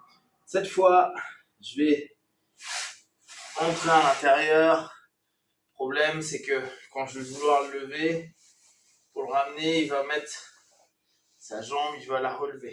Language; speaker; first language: French; native; French